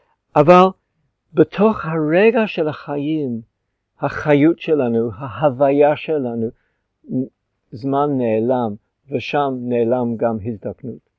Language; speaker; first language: Hebrew; non-native, fluent; English